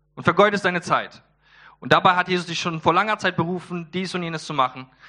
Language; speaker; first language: German; early bilingual, other home language; Polish